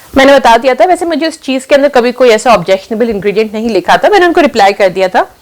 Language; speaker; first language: Urdu; native; Urdu